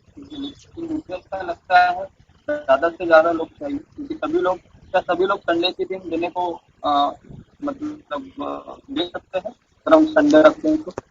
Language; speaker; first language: Hindi; non-native, local second language; Marathi